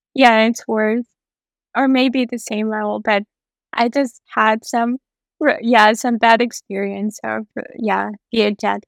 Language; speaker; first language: English; non-native, fluent; Russian